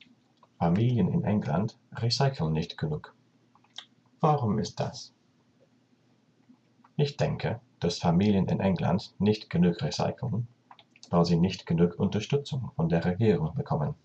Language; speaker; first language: German; non-native, learner; English